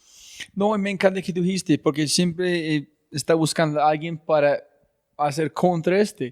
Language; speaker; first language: Spanish; non-native, fluent; English